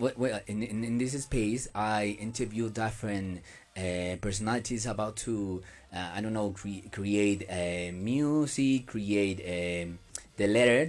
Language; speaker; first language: English; non-native, learner; Spanish